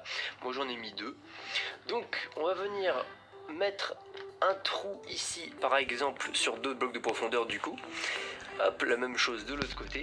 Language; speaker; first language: French; native; French